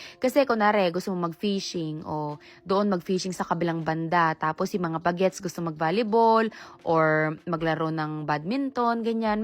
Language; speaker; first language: Filipino; native; Filipino